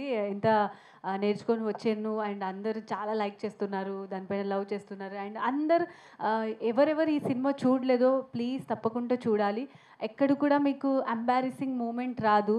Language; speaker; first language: Telugu; non-native, learner; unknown